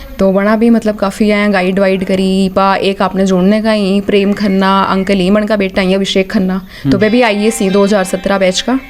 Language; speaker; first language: Hindi; native; Hindi